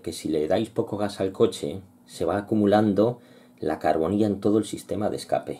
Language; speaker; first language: Spanish; native; Spanish